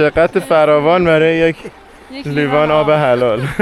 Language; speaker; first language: Persian; native; Persian